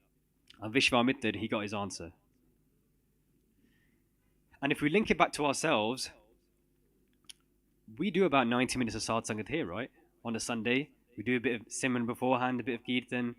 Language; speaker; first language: English; non-native, local second language; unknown